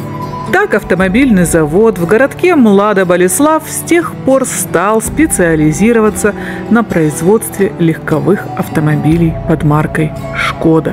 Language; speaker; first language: Russian; native; Russian